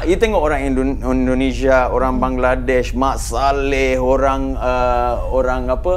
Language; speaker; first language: Malay; early bilingual, other home language; English